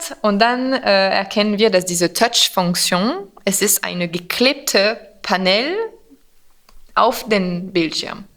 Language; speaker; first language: German; non-native, fluent; French